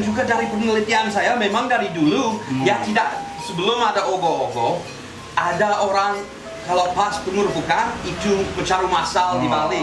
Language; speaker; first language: Indonesian; non-native, fluent; Spanish